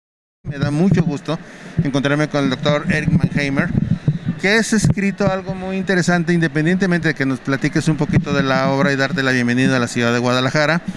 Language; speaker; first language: Spanish; native; Spanish